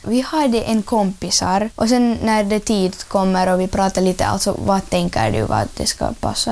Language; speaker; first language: Swedish; non-native, learner; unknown